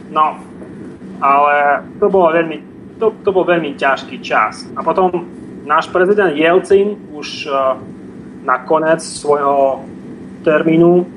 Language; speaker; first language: Slovak; non-native, fluent; Russian